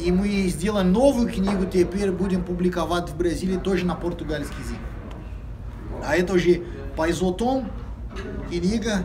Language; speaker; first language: Russian; non-native, fluent; Portuguese